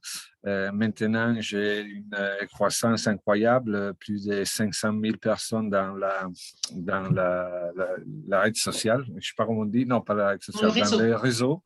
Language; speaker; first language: French; non-native, fluent; Portuguese